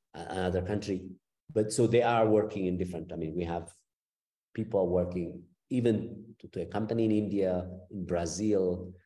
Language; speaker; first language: English; non-native, fluent; Amharic